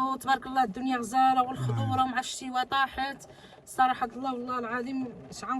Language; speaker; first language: Arabic; native; Arabic